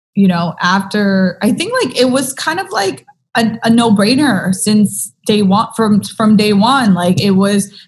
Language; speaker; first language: English; early bilingual, other home language; Thai